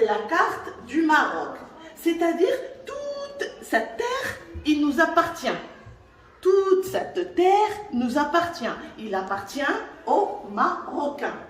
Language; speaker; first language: French; non-native, local second language; Arabic